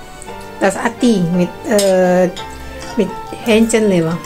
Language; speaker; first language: German; non-native, learner; Indonesian